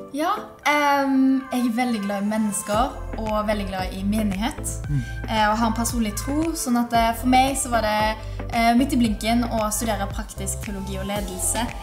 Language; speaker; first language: Norwegian; native; Norwegian